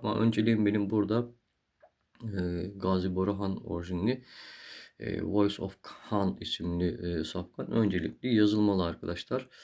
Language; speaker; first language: Turkish; native; Turkish